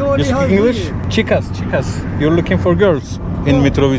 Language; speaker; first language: English; non-native, learner; Turkish